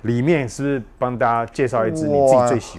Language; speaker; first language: Chinese; native; Chinese